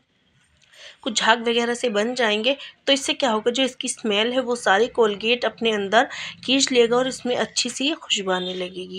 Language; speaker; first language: Hindi; native; Hindi